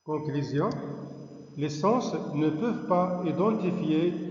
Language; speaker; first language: French; non-native, local second language; Arabic